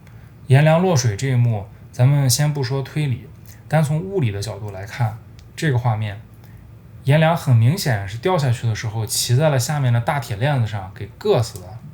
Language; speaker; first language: Chinese; native; Chinese